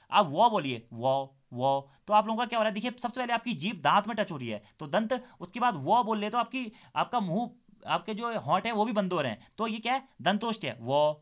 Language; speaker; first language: Hindi; native; Hindi